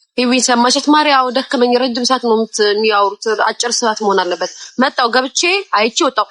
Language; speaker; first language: Amharic; native; Amharic